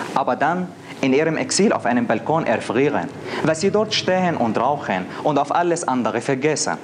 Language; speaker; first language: German; non-native, fluent; Arabic